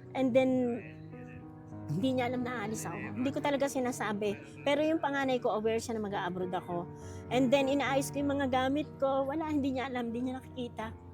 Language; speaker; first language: Filipino; native; Filipino